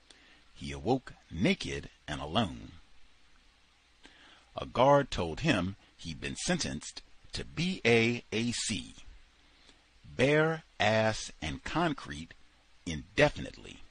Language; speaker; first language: English; native; English